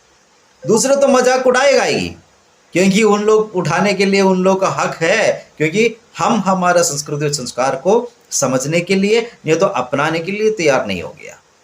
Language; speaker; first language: Hindi; non-native, local second language; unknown